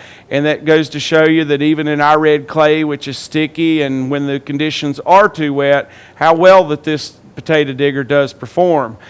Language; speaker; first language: English; native; English